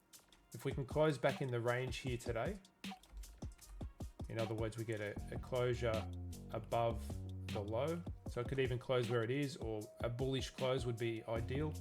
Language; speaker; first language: English; native; English